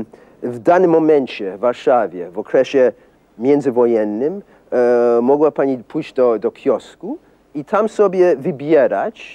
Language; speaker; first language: Polish; non-native, fluent; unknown